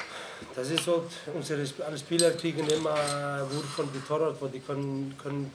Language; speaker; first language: German; non-native, fluent; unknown